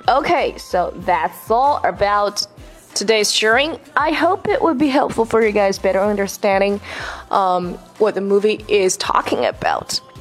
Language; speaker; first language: English; non-native, fluent; Chinese